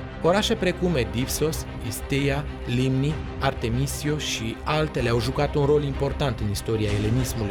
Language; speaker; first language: Romanian; native; Romanian